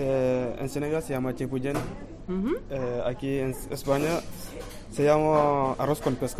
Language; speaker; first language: Spanish; non-native, learner; Wolof